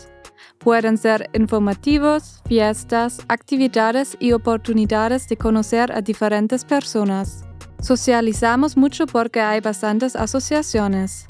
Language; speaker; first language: Spanish; non-native, fluent; German